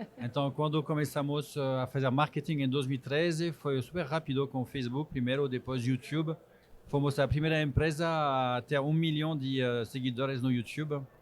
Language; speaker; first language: Portuguese; non-native, fluent; French